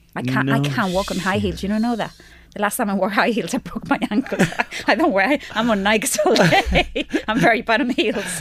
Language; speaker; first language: English; non-native, fluent; Spanish